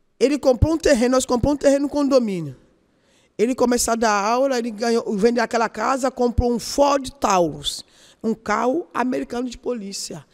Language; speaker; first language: Portuguese; non-native, learner; Yoruba